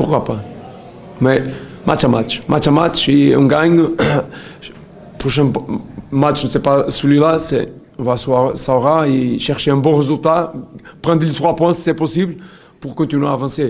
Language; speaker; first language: French; non-native, learner; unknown